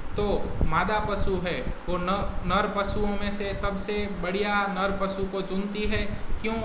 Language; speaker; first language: Hindi; non-native, local second language; Gujarati